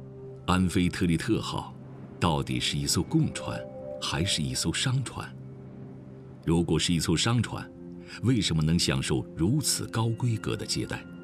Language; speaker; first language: Chinese; native; Chinese